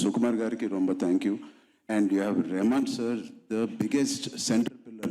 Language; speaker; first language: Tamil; non-native, local second language; Telugu